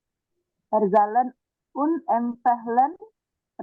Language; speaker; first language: German; non-native, learner; Indonesian